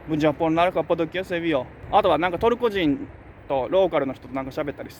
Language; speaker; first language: Japanese; native; Japanese